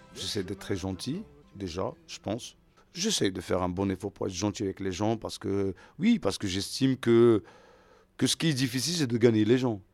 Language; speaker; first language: French; non-native, local second language; Arabic